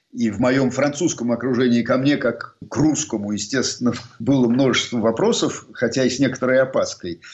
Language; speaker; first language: Russian; native; Russian